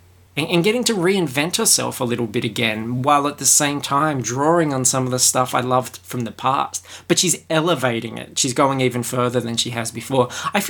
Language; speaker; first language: English; native; English